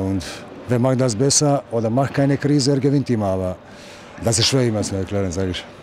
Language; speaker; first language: German; non-native, learner; Croatian